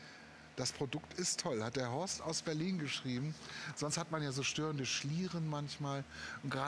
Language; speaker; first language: German; native; German